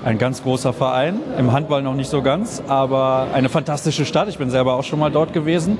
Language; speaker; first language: German; native; German